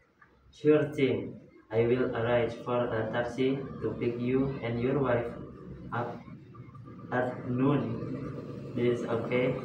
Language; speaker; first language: English; non-native, learner; Indonesian